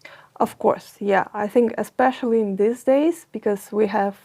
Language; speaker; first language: English; non-native, fluent; Russian